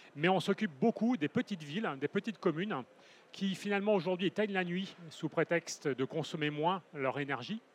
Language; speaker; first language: French; native; French